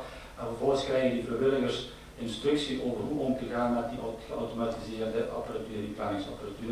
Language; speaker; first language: Dutch; native; Dutch